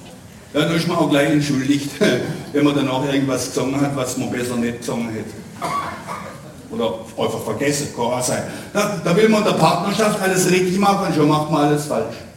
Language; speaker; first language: German; native; German